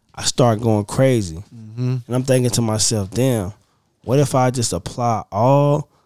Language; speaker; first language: English; native; English